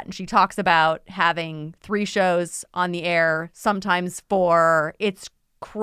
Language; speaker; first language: English; native; English